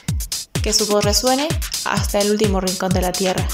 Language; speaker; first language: Spanish; native; Spanish